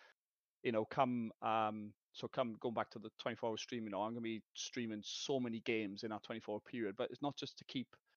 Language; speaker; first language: English; native; English